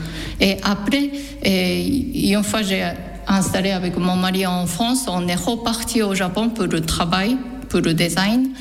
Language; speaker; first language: French; non-native, fluent; Japanese